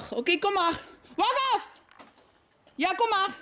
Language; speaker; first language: Dutch; native; Dutch